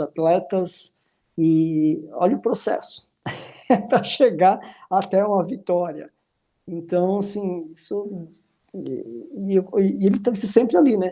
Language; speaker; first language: Portuguese; native; Portuguese